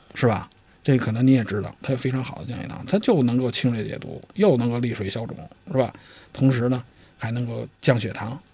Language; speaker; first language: Chinese; native; Chinese